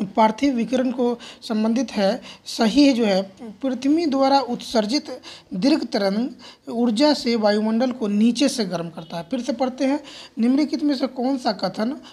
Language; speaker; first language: Hindi; native; Hindi